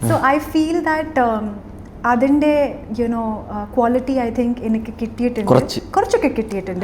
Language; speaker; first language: Malayalam; early bilingual, heritage; English